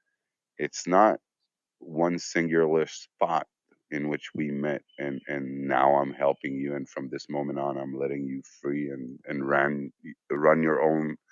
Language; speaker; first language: English; non-native, fluent; Hebrew